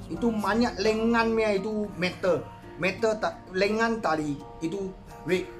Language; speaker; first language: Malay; non-native, local second language; Chinese